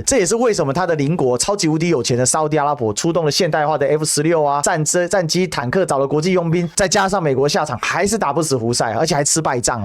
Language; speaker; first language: Chinese; native; Chinese